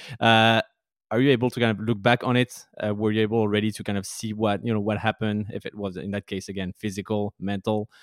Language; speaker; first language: English; non-native, fluent; French